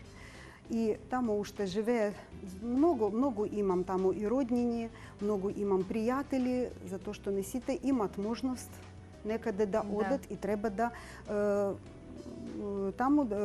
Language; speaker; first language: Macedonian; non-native, learner; Ukrainian